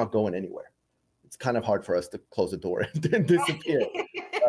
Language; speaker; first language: English; native; English